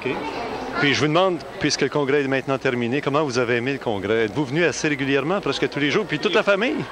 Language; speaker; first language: French; native; French